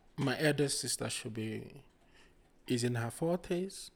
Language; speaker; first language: English; non-native, local second language; Igbo